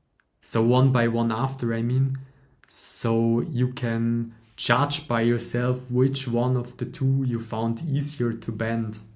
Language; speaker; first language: English; non-native, fluent; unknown